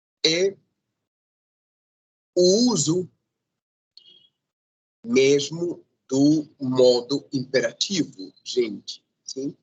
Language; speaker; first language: Portuguese; non-native, fluent; Spanish